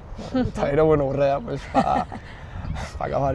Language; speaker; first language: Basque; non-native, local second language; Spanish